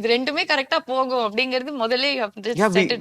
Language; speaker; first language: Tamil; native; Tamil